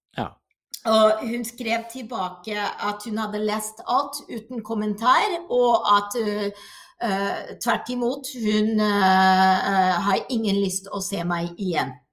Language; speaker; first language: Norwegian; non-native, fluent; English